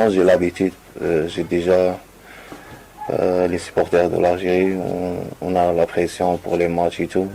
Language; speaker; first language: French; non-native, learner; Arabic